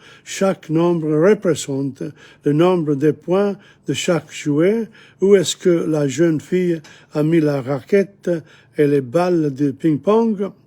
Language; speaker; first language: French; non-native, fluent; English